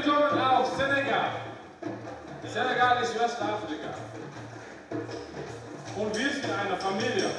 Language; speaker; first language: German; non-native, learner; Wolof